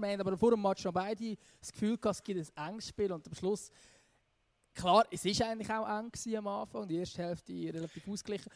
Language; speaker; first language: German; native; German